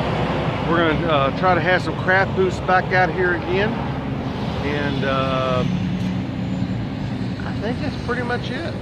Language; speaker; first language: English; native; English